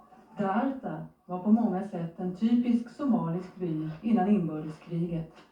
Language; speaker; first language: Swedish; native; Swedish